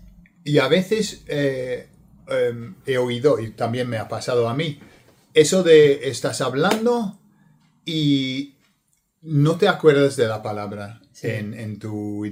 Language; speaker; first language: Spanish; non-native, fluent; English